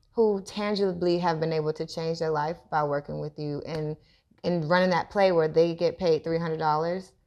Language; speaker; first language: English; native; English